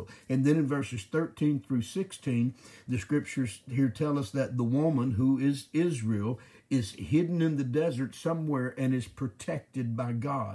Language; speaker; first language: English; native; English